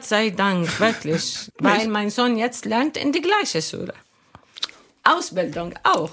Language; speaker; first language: German; non-native, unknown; Arabic